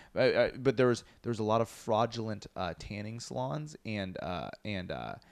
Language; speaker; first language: English; native; English